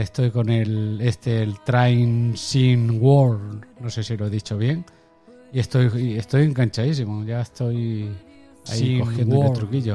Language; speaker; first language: Spanish; native; Spanish